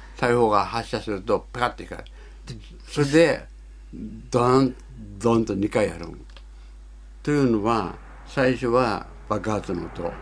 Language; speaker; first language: Japanese; native; Japanese